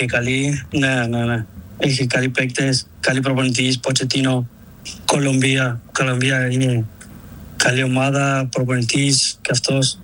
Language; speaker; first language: Greek; non-native, learner; Spanish